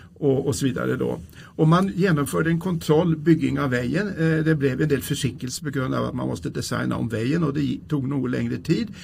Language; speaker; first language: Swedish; native; Swedish